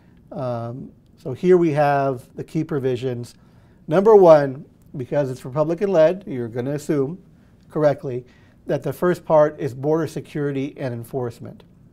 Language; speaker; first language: English; early bilingual, other home language; Spanish